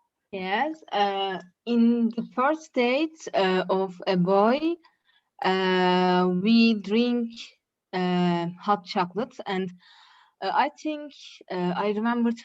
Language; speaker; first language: English; non-native, learner; Turkish